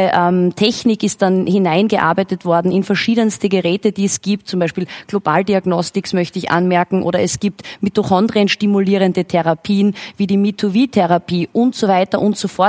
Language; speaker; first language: German; native; German